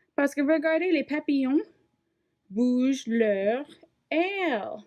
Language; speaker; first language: French; non-native, learner; English